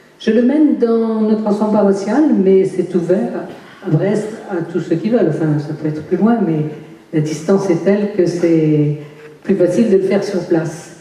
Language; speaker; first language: French; native; French